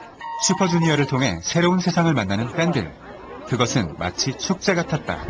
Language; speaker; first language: Korean; native; Korean